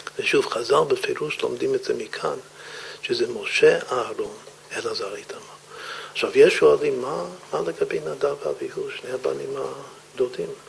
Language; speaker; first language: Hebrew; non-native, fluent; English